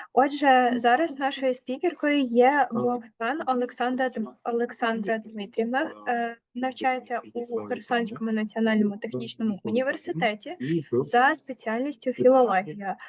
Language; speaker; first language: Ukrainian; native; Ukrainian